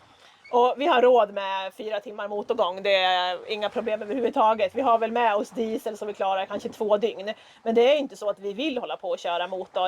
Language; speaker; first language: Swedish; native; Swedish